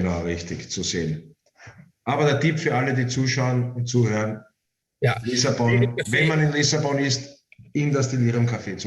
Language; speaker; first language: German; native; German